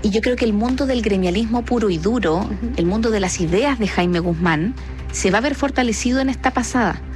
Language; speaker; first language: Spanish; native; Spanish